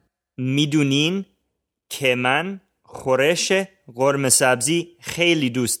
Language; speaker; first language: Persian; non-native, learner; English